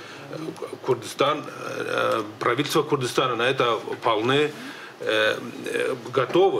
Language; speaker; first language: Russian; native; Russian